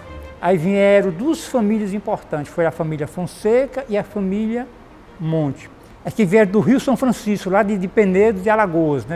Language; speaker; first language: Portuguese; native; Portuguese